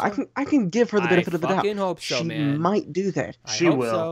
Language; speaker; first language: English; native; English